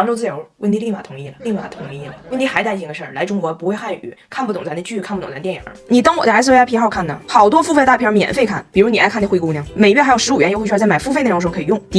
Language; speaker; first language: Chinese; native; Chinese